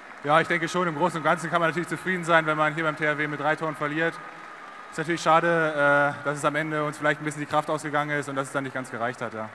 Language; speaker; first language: German; native; German